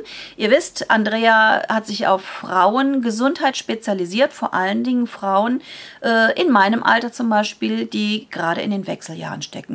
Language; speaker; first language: German; native; German